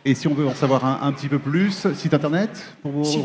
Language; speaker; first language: French; native; French